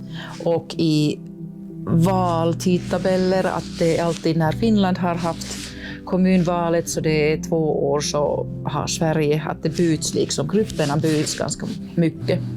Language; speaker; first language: Swedish; non-native, local second language; Finnish